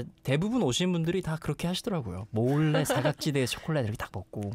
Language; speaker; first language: Korean; native; Korean